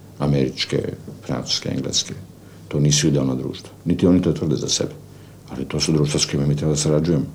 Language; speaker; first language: Serbian; native; Serbian